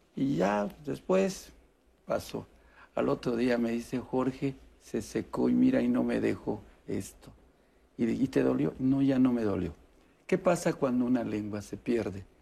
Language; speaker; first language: Spanish; non-native, local second language; Yucateco